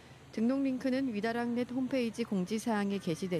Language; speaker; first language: Korean; native; Korean